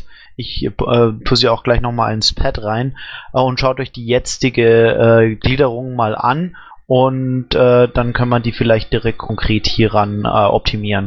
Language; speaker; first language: German; native; German